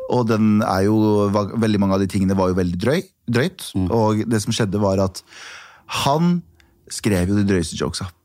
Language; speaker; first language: Norwegian; early bilingual, other home language; Kurdish